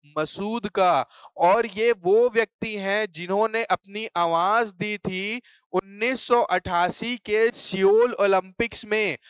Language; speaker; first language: Hindi; native; Hindi